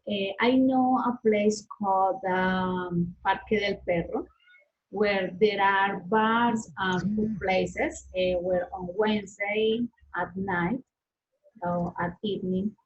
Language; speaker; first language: English; non-native, learner; Spanish